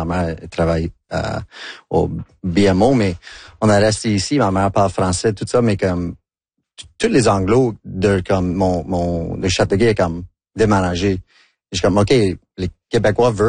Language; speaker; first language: French; non-native, local second language; English